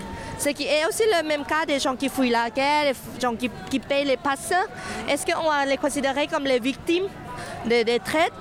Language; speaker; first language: French; non-native, fluent; Thai